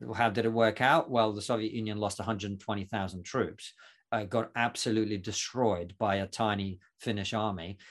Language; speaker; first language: English; non-native, fluent; Russian